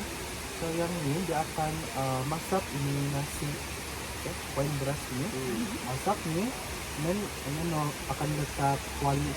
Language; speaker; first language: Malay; non-native, local second language; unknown